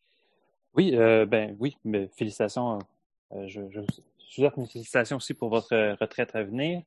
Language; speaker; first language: French; native; French